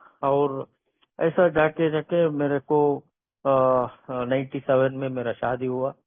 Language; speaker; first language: Hindi; non-native, local second language; Kannada